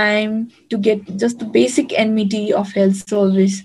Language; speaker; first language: English; non-native, local second language; Nepali